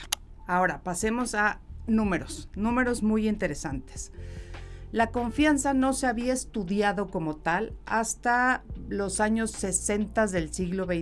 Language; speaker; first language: Spanish; native; Spanish